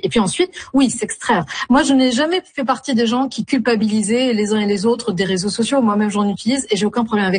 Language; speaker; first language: French; native; French